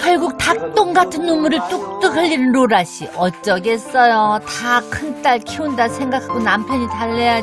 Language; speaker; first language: Korean; native; Korean